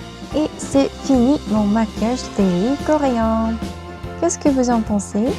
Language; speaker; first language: French; non-native, learner; Korean